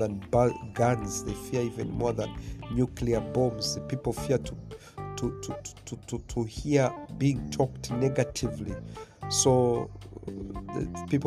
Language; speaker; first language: English; non-native, local second language; Swahili